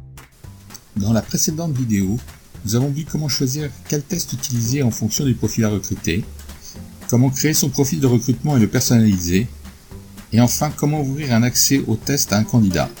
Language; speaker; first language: French; native; French